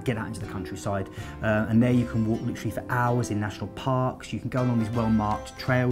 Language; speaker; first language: English; native; English